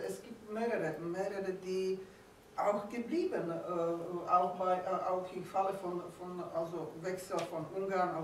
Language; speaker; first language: German; non-native, fluent; Slovak